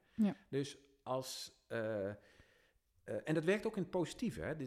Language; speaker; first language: Dutch; native; Dutch